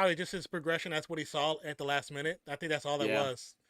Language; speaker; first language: English; native; English